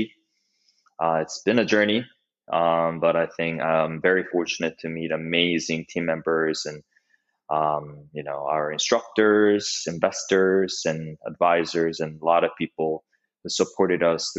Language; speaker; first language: English; non-native, fluent; Korean